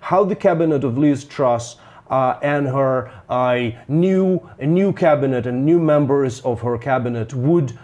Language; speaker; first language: English; non-native, fluent; Ukrainian